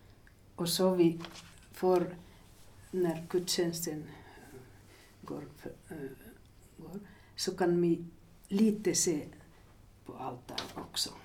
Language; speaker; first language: Swedish; non-native, fluent; Finnish